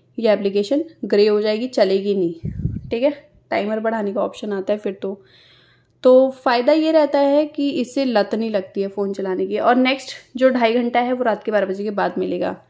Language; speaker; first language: Hindi; native; Hindi